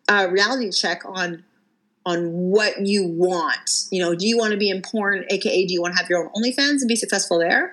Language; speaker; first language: English; native; English